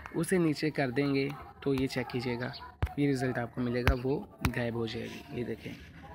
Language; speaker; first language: Urdu; non-native, local second language; Punjabi